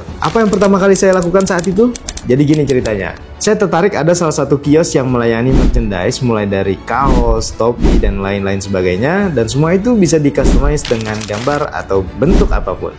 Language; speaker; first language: Indonesian; native; Indonesian